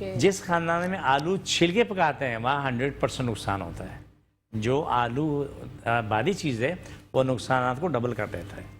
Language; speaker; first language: Urdu; non-native, local second language; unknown